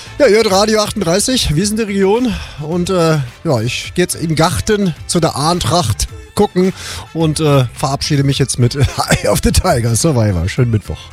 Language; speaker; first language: German; native; German